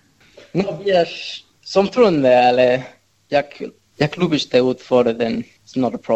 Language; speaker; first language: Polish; early bilingual, heritage; English